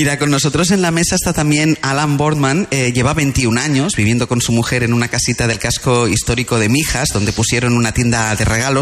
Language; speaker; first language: Spanish; native; Spanish